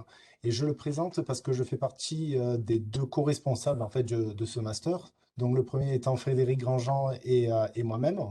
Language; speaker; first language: French; native; French